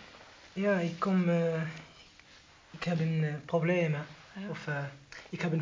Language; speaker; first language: Dutch; non-native, learner; Arabic